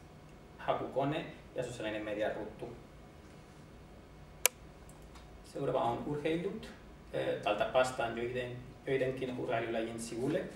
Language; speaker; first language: Finnish; non-native, learner; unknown